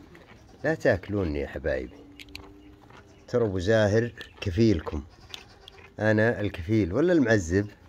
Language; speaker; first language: Arabic; native; Arabic